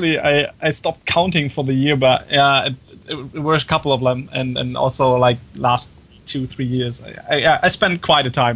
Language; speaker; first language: English; non-native, fluent; German